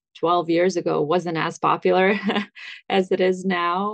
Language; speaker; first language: English; early bilingual, other home language; Russian